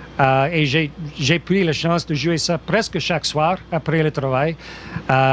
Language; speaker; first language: French; non-native, local second language; English